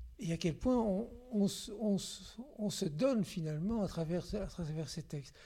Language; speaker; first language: French; native; French